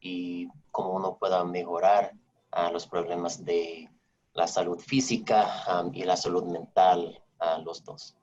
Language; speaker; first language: Spanish; non-native, fluent; English